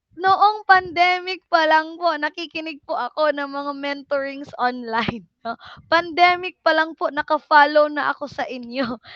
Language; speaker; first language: Filipino; non-native, local second language; Cebuano